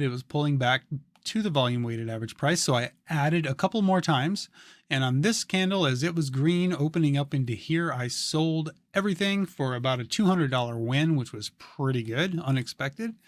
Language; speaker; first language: English; native; English